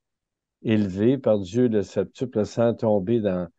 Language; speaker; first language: French; native; French